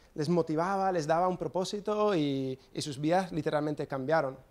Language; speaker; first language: Spanish; non-native, fluent; English